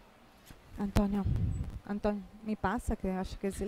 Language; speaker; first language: Portuguese; non-native, fluent; Italian